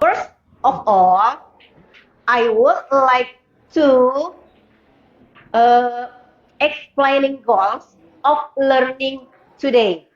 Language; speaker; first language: English; non-native, learner; Indonesian